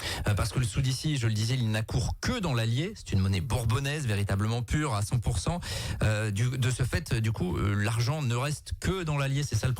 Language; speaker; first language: French; native; French